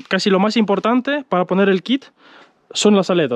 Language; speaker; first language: Spanish; native; Spanish